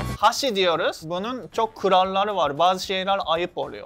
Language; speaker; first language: Turkish; non-native, fluent; Japanese